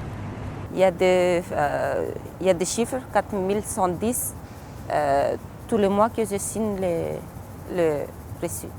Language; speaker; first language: French; non-native, local second language; Malagasy